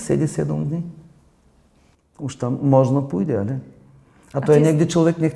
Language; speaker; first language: Czech; non-native, fluent; Bulgarian